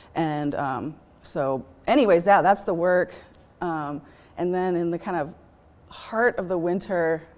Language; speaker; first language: English; native; English